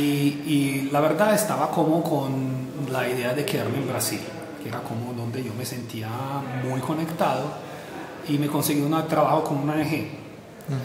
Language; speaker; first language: Spanish; non-native, fluent; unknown